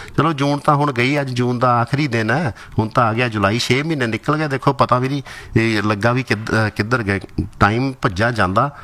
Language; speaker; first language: Punjabi; native; Punjabi